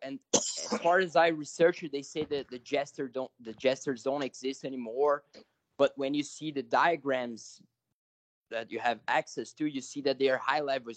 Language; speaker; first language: English; non-native, fluent; Portuguese